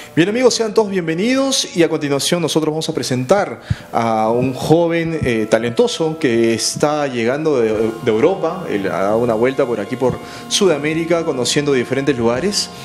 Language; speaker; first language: Spanish; native; Spanish